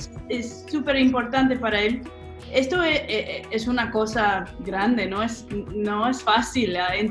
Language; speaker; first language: Spanish; non-native, fluent; English